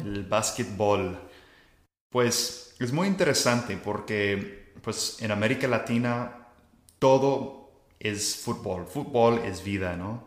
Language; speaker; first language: Spanish; non-native, fluent; English